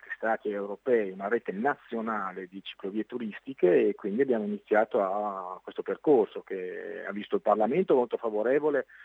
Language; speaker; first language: Italian; native; Italian